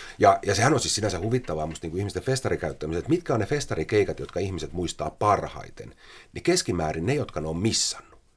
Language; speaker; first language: Finnish; native; Finnish